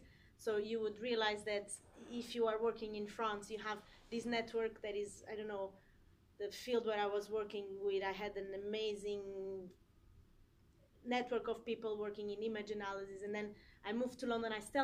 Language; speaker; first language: English; non-native, fluent; Portuguese